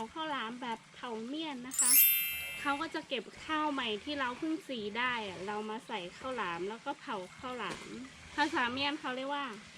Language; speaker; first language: Thai; non-native, local second language; Iu Mien